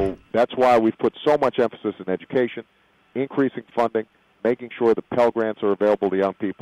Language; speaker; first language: English; native; English